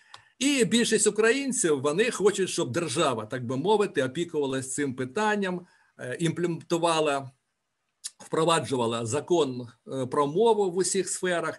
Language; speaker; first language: Ukrainian; native; Ukrainian